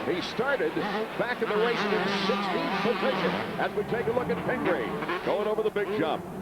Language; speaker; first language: English; native; English